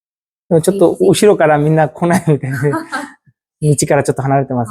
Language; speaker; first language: Japanese; non-native, learner; Bangla